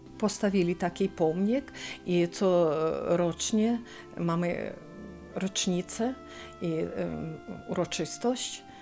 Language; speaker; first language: Polish; early bilingual, heritage; Polish